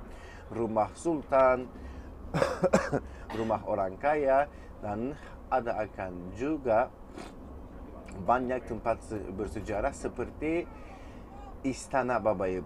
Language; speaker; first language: Indonesian; non-native, fluent; Turkish